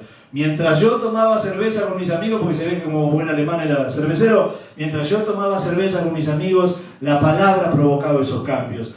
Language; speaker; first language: Spanish; native; Spanish